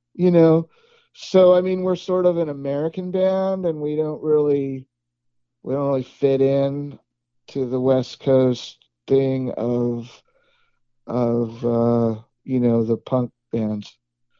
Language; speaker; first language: English; native; English